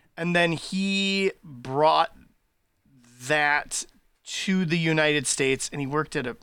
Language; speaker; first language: English; native; English